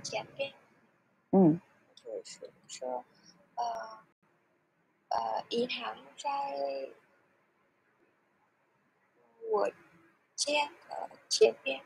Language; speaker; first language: Chinese; non-native, learner; Vietnamese